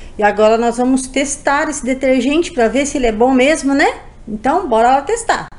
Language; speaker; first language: Portuguese; native; Portuguese